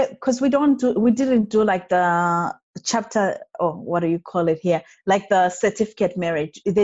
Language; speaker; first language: English; non-native, local second language; Shona